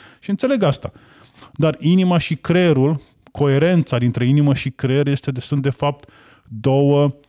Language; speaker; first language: Romanian; native; Romanian